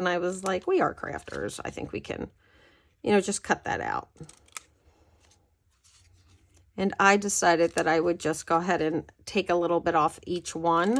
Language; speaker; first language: English; native; English